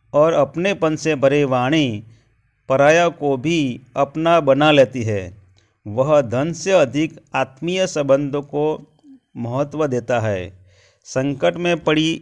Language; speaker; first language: Hindi; non-native, local second language; Gujarati